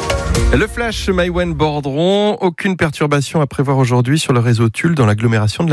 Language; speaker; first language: French; native; French